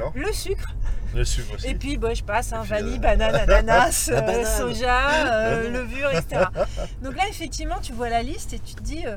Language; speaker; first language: French; native; French